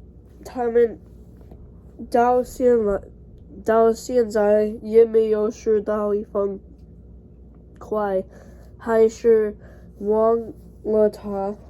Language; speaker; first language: Chinese; non-native, learner; English